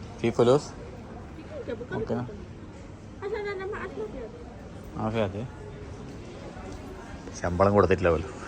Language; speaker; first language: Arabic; non-native, learner; Malayalam